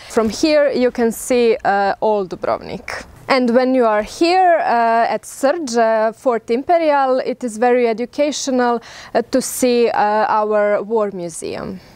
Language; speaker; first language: English; non-native, fluent; Croatian